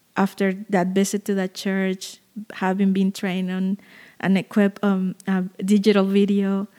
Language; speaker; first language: English; non-native, fluent; Spanish